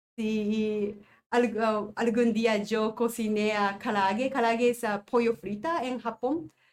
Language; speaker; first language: Spanish; non-native, learner; Japanese